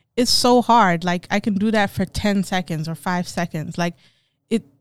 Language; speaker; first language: English; early bilingual, other home language; Amharic